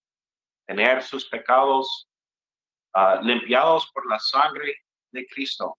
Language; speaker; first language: Spanish; non-native, fluent; English